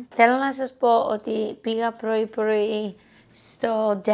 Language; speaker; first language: Greek; early bilingual, heritage; English